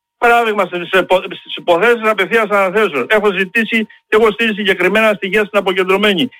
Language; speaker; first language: Greek; native; Greek